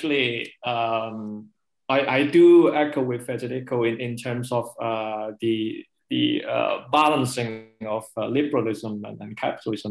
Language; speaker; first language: English; non-native, local second language; Cantonese